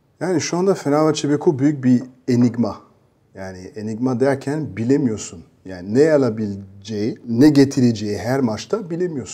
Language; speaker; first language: Turkish; non-native, fluent; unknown